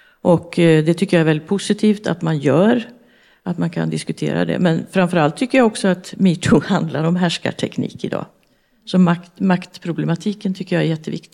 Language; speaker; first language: Swedish; native; Swedish